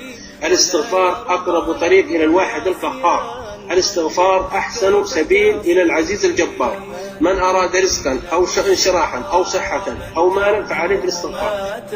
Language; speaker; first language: Arabic; native; Arabic